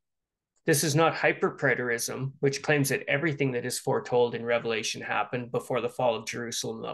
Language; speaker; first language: English; native; English